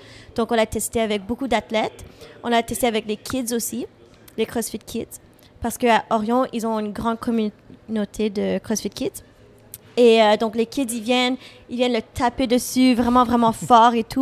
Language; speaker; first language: French; non-native, fluent; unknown